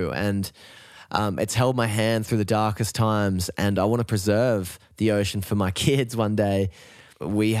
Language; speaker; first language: English; native; English